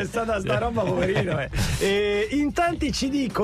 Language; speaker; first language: Italian; native; Italian